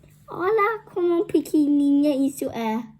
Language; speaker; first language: Portuguese; early bilingual, heritage; Portuguese